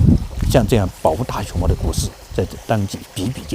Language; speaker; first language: Chinese; native; Chinese